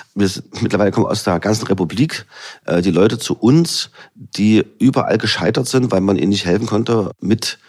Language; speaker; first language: German; native; German